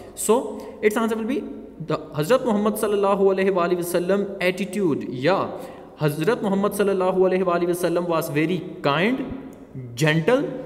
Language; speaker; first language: English; non-native, local second language; Urdu